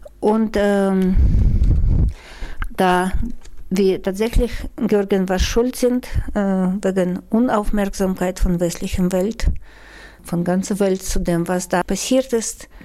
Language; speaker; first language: German; non-native, fluent; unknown